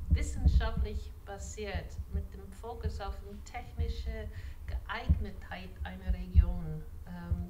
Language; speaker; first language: German; non-native, fluent; English